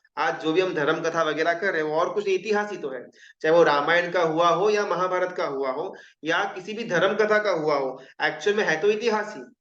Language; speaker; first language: Hindi; non-native, local second language; Gujarati